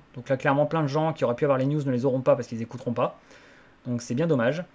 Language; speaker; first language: French; native; French